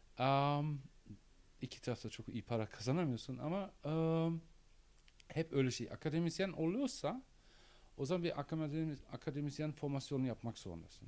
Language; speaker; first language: Turkish; non-native, learner; German